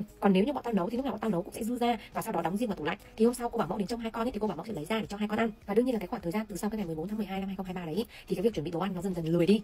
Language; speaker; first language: Vietnamese; native; Vietnamese